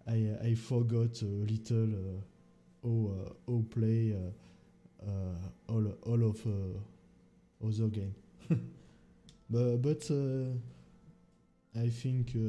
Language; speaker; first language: English; non-native, learner; French